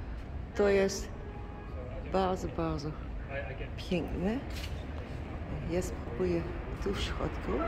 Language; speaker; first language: Polish; non-native, learner; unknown